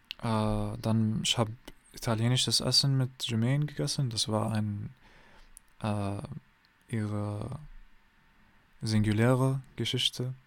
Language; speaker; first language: German; non-native, learner; English